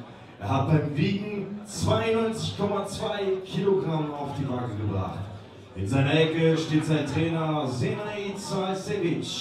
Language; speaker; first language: German; native; German